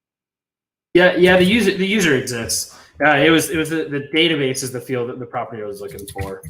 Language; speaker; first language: English; native; English